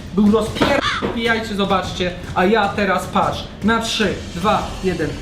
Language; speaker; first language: Polish; non-native, fluent; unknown